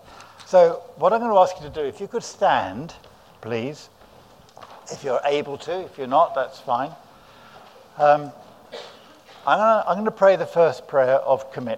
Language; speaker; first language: English; native; English